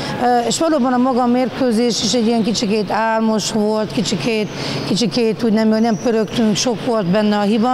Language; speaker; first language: Hungarian; native; Hungarian